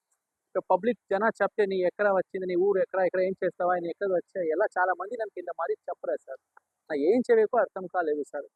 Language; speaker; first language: Telugu; non-native, learner; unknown